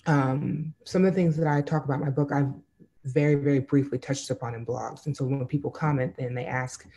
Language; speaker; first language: English; native; English